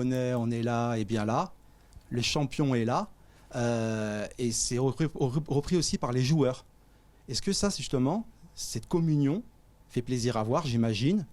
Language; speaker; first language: French; native; French